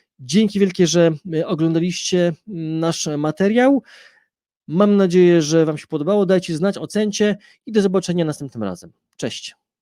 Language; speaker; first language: Polish; native; Polish